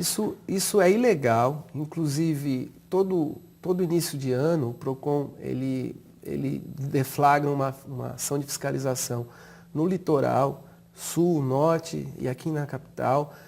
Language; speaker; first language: Portuguese; native; Portuguese